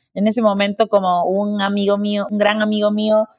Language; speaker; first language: Spanish; native; Spanish